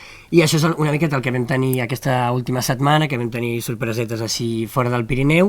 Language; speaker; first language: Catalan; native; Catalan